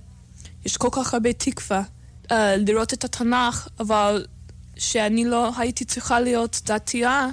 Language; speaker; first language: Hebrew; non-native, learner; English